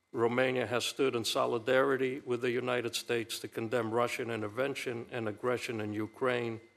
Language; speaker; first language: English; early bilingual, other home language; Romanian